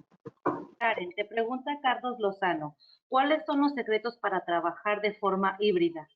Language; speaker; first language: Spanish; native; Spanish